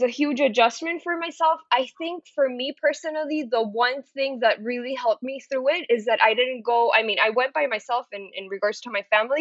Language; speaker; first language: English; non-native, fluent; Spanish